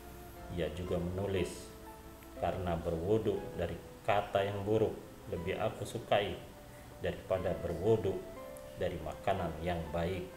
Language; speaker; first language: Indonesian; native; Indonesian